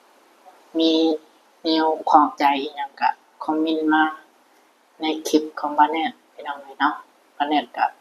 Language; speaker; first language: Thai; non-native, local second language; Lao